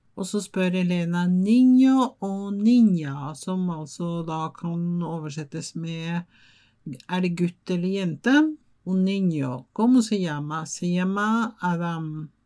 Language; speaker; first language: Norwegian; non-native, fluent; Spanish